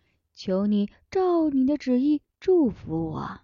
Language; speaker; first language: Chinese; native; Chinese